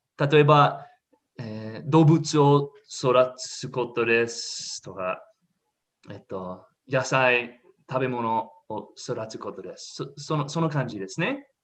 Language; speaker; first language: Japanese; non-native, learner; English